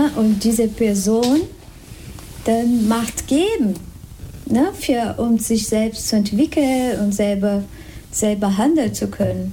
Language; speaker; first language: German; non-native, fluent; Spanish